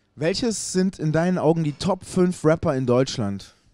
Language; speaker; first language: German; native; German